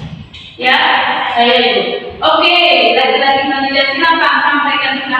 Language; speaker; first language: Indonesian; native; Indonesian